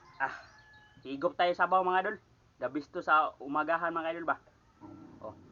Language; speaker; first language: Filipino; non-native, local second language; Cebuano